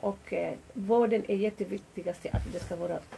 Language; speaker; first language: Swedish; non-native, fluent; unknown